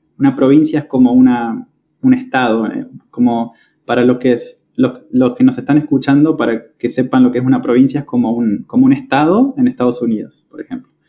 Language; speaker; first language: Spanish; native; Spanish